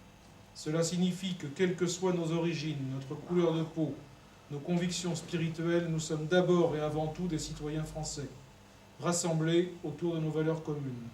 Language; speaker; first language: French; native; French